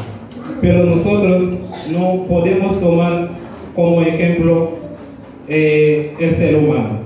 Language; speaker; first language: Spanish; non-native, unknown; Haitian Creole